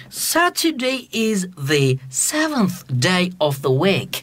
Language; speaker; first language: English; non-native, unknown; Turkish